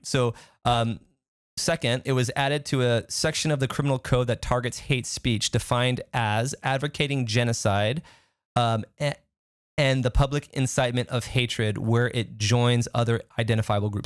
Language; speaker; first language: English; native; English